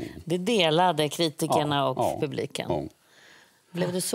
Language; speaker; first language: Swedish; native; Swedish